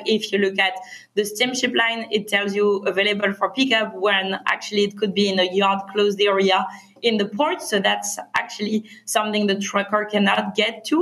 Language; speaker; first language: English; non-native, fluent; French